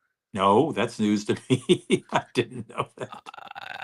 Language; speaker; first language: English; native; English